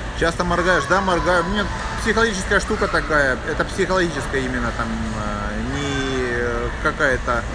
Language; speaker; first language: Russian; native; Russian